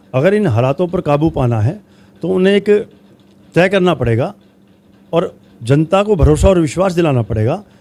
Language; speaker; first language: Hindi; native; Hindi